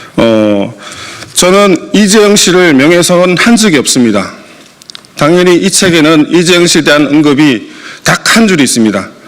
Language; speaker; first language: Korean; native; Korean